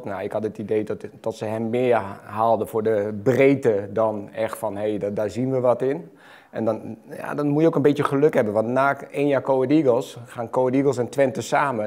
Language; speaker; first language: Dutch; native; Dutch